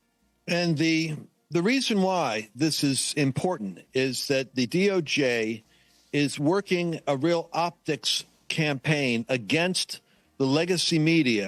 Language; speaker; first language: English; native; English